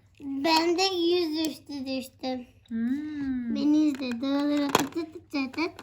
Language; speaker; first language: Turkish; native; Turkish